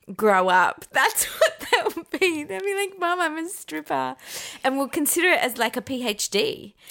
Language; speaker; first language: English; non-native, fluent; Persian